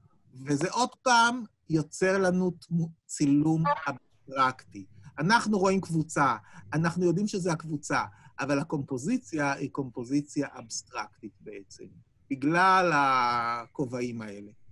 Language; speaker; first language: Hebrew; native; Hebrew